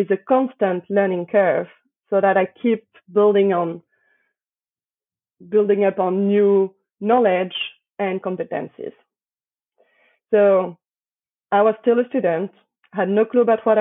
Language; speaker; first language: English; non-native, fluent; French